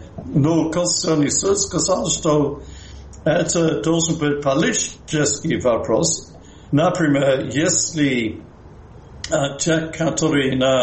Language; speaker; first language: Russian; non-native, fluent; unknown